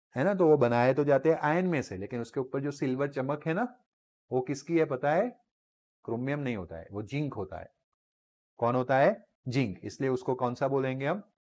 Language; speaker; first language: Hindi; non-native, local second language; Gujarati